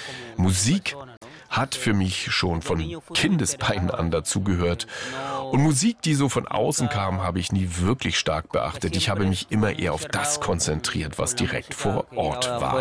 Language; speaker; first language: German; native; German